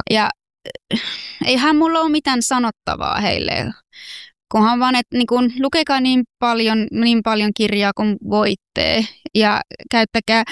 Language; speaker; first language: Finnish; non-native, fluent; Persian